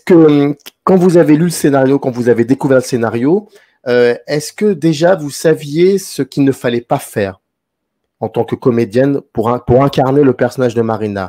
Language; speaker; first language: French; native; French